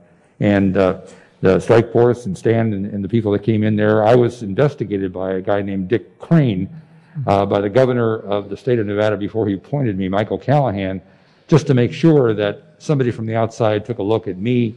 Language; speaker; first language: English; native; English